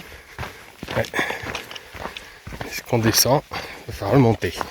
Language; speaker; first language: French; native; French